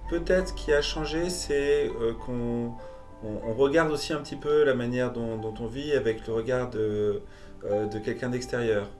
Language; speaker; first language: French; native; French